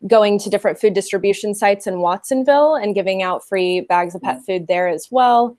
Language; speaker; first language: English; native; English